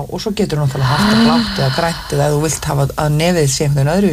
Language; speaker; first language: Icelandic; native; Icelandic